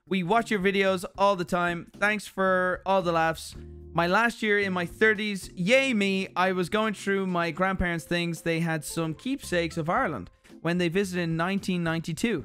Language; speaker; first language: English; native; English